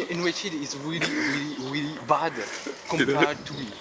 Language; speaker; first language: English; non-native, learner; French